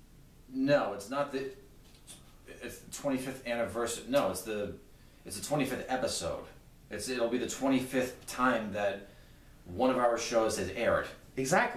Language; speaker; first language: English; native; English